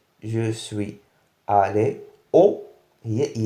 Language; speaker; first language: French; non-native, local second language; Arabic